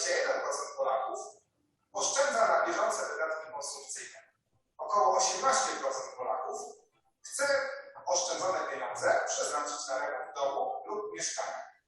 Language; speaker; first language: Polish; native; Polish